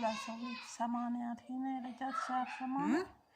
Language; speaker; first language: Arabic; non-native, learner; Oromo